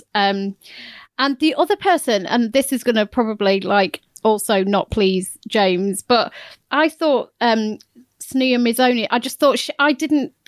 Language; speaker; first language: English; native; English